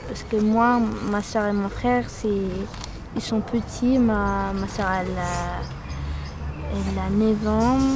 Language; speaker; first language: French; early bilingual, other home language; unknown